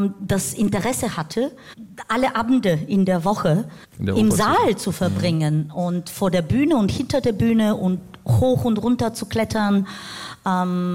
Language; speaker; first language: German; non-native, fluent; Bulgarian